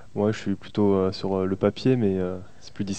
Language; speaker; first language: French; native; French